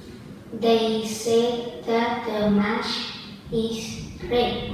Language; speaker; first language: English; non-native, learner; Vietnamese